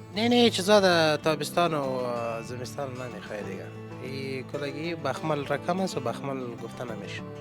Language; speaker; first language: Persian; native; Persian